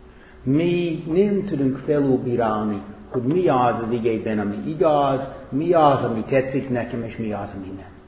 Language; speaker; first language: Hungarian; non-native, fluent; English